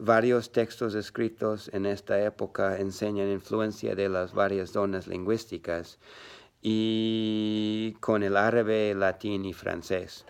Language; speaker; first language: Spanish; non-native, learner; English